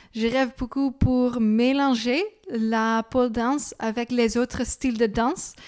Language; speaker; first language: French; non-native, fluent; Dutch